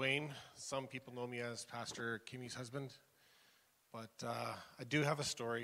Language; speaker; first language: English; native; English